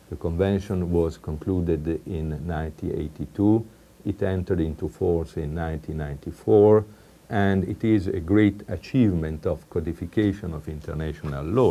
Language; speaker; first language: English; non-native, fluent; Italian